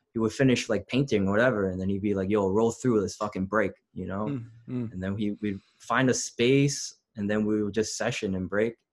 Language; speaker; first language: English; native; English